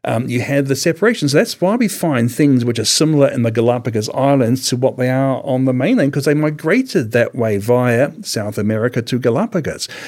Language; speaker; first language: English; native; English